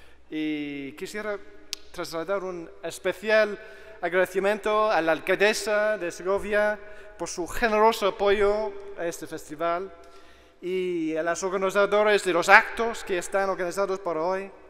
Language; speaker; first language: Spanish; non-native, fluent; English